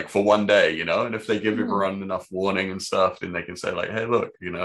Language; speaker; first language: English; native; English